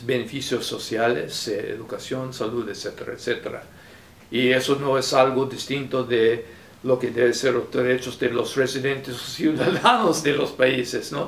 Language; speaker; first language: Spanish; non-native, fluent; English